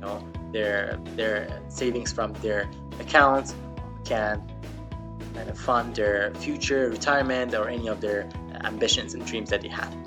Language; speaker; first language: English; non-native, fluent; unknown